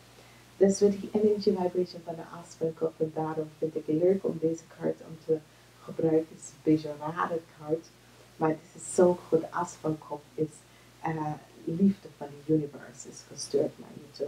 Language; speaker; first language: Dutch; non-native, fluent; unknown